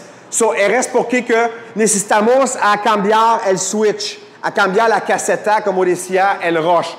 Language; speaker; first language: Spanish; non-native, fluent; French